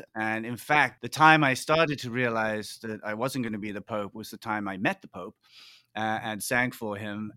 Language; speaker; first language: English; native; English